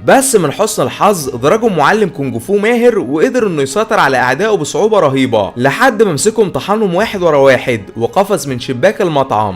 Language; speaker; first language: Arabic; native; Arabic